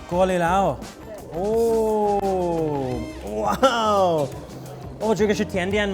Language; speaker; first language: Chinese; non-native, fluent; English